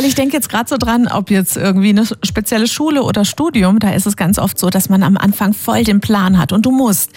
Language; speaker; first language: German; native; German